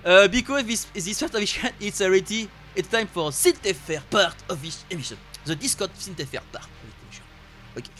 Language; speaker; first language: English; non-native, learner; French